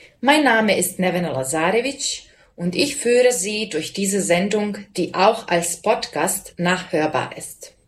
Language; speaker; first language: German; non-native, fluent; Serbian